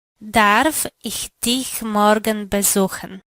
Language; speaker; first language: German; non-native, learner; Polish